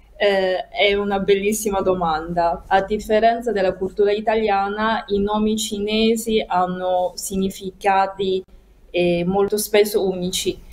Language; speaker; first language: Italian; non-native, fluent; Chinese